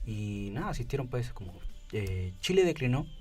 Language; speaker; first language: Spanish; native; Spanish